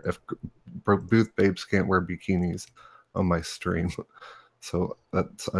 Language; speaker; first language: English; native; English